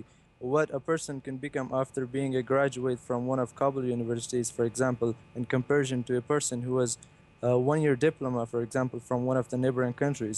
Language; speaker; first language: English; non-native, fluent; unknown